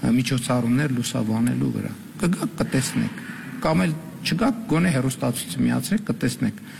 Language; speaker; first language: Armenian; native; Armenian